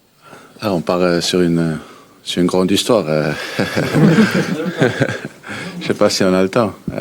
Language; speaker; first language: French; early bilingual, heritage; Danish